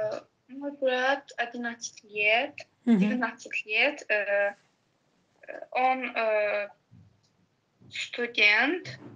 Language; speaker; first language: Russian; non-native, learner; Azerbaijani